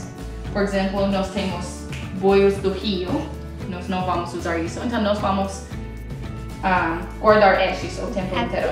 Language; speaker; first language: Portuguese; non-native, learner; English